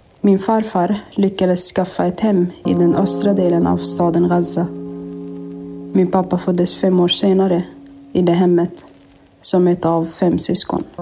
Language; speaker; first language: Swedish; non-native, fluent; Arabic